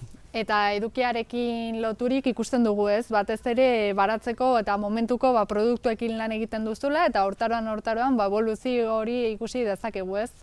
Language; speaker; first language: Basque; native; Basque